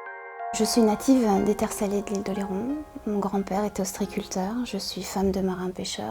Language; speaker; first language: French; native; French